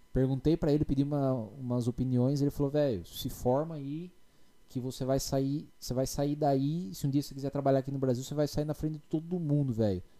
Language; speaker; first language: Portuguese; native; Portuguese